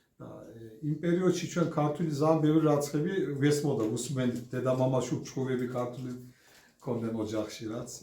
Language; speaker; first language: Georgian; early bilingual, heritage; French